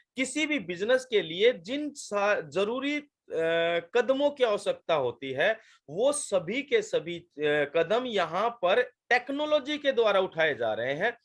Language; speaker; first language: Hindi; native; Hindi